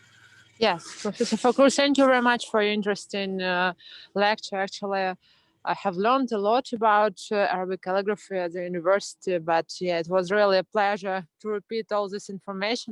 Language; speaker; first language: English; non-native, fluent; Russian